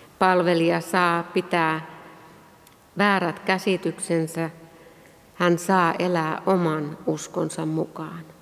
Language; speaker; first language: Finnish; native; Finnish